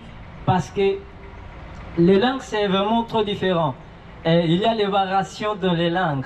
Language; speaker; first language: French; non-native, learner; Portuguese